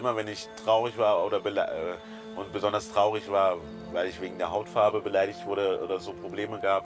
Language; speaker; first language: German; early bilingual, other home language; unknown